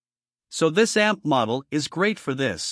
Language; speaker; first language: English; non-native, fluent; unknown